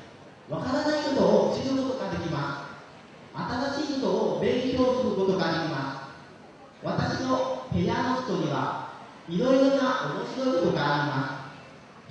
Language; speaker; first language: Japanese; non-native, learner; Lao